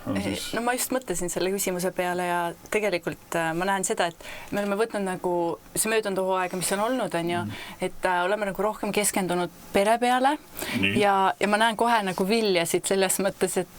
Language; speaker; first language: Estonian; native; Estonian